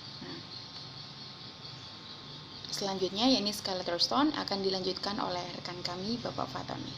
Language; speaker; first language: Indonesian; native; Indonesian